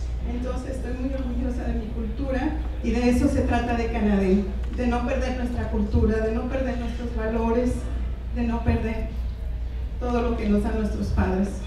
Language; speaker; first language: Spanish; early bilingual, heritage; Spanish